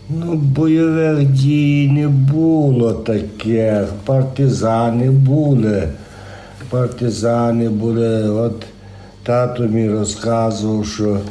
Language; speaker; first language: Ukrainian; native; Ukrainian